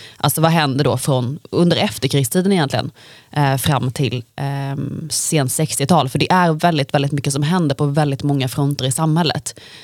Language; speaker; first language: Swedish; native; Swedish